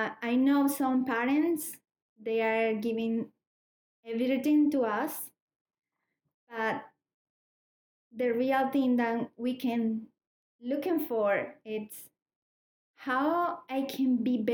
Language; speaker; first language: English; non-native, learner; Spanish